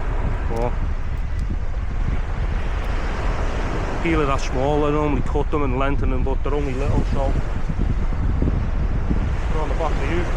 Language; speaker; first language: English; native; English